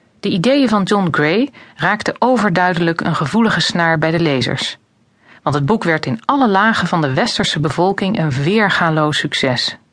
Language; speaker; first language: Dutch; native; Dutch